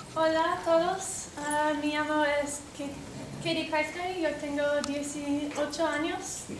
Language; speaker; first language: Spanish; non-native, learner; English